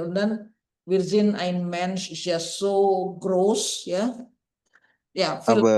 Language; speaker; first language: German; non-native, fluent; Indonesian